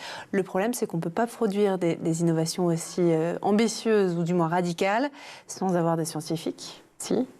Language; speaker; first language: French; native; French